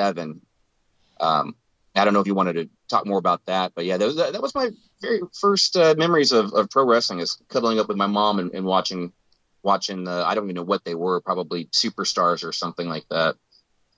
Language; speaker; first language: English; native; English